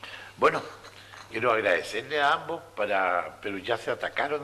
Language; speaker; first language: Spanish; native; Spanish